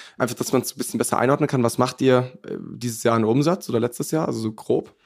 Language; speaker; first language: German; native; German